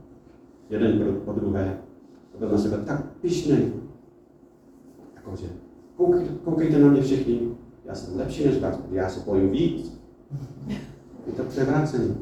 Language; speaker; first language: Czech; non-native, fluent; English